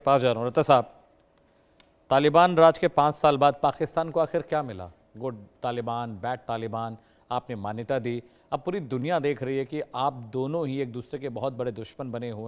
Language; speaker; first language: Hindi; native; Hindi